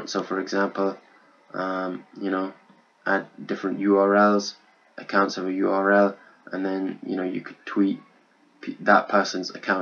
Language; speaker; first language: English; native; English